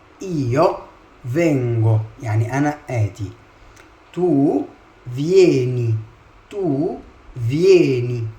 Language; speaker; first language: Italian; non-native, fluent; Arabic